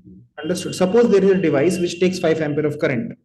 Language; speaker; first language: English; non-native, local second language; Hindi